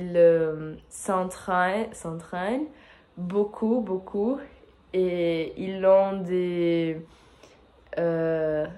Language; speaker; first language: French; non-native, fluent; Portuguese